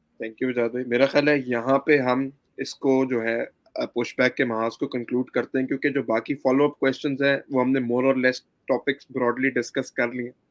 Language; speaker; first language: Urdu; native; Urdu